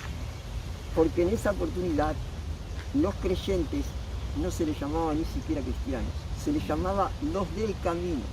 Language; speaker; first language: Spanish; native; Spanish